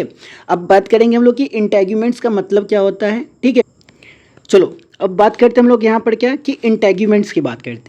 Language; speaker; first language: Hindi; native; Hindi